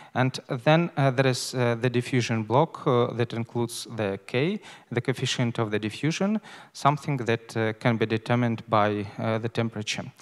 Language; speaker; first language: English; non-native, fluent; Russian